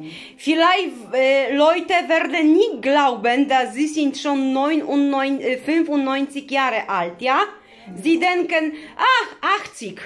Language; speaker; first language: German; non-native, learner; Polish